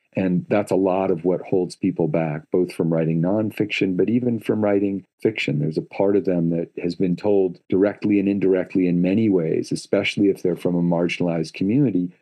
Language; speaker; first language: English; native; English